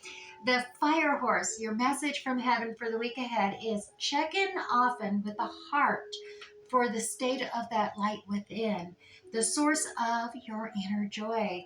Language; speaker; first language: English; native; English